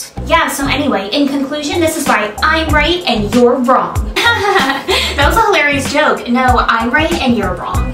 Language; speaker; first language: English; native; English